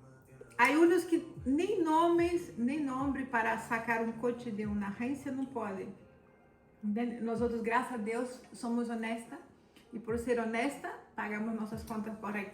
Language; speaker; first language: Spanish; non-native, fluent; Portuguese